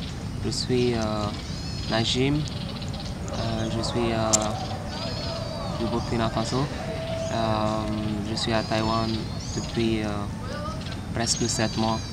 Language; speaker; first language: French; non-native, local second language; Fula